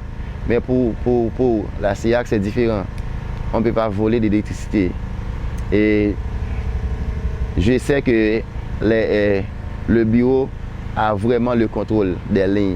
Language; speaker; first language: French; non-native, local second language; Haitian Creole